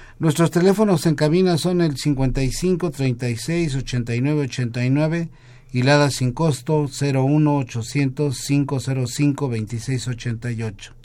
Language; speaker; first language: Spanish; native; Spanish